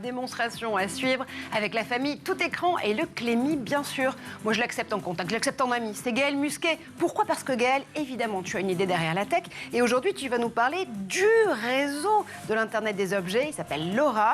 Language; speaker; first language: French; native; French